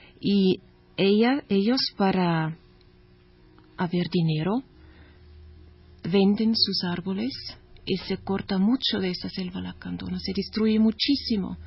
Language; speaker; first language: Spanish; non-native, learner; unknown